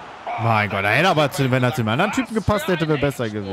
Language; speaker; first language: German; native; German